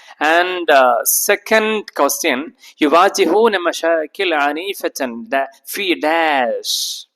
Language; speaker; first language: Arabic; non-native, fluent; Malayalam